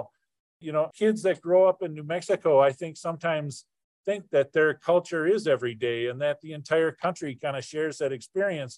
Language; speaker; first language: English; native; English